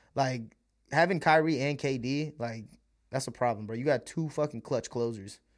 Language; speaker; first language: English; early bilingual, other home language; Malayalam